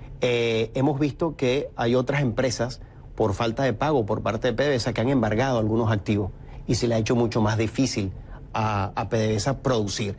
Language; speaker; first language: Spanish; native; Spanish